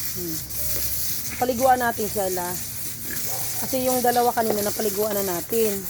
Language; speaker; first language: Filipino; non-native, local second language; Hiligaynon